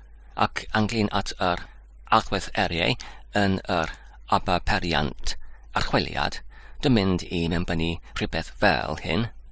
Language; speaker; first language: Welsh; non-native, fluent; English